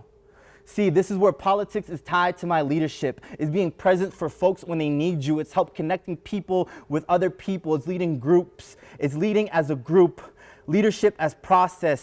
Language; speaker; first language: English; early bilingual, other home language; Spanish